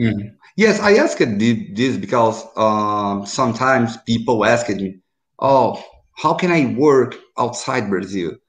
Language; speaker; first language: English; non-native, learner; Portuguese